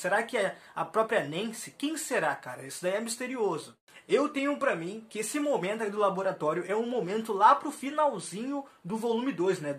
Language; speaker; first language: Portuguese; native; Portuguese